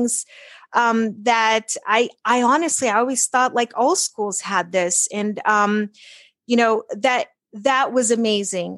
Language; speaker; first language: English; early bilingual, other home language; Portuguese